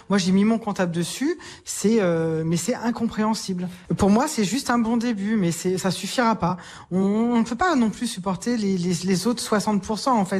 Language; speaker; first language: French; native; French